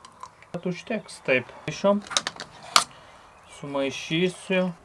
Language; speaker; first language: Lithuanian; non-native, learner; Turkish